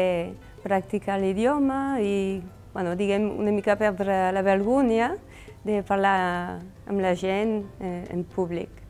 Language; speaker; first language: Catalan; non-native, fluent; French